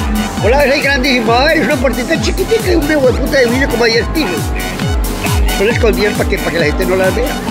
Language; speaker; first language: Spanish; native; Spanish